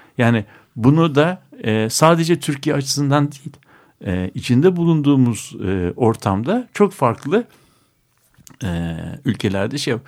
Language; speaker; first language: Turkish; native; Turkish